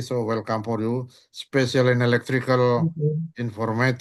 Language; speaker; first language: English; non-native, learner; Indonesian